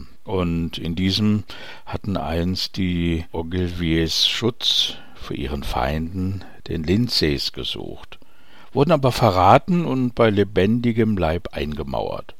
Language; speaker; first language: German; native; German